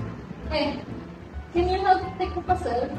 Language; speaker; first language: English; non-native, local second language; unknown